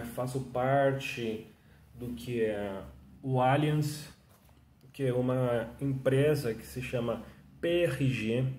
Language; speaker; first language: Portuguese; non-native, fluent; Spanish